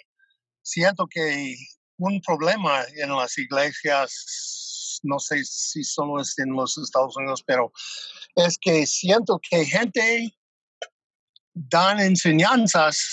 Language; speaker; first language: Spanish; non-native, fluent; English